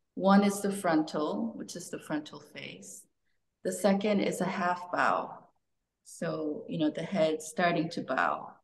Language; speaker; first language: English; early bilingual, other home language; Korean